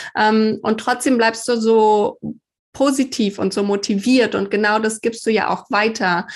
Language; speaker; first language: German; native; German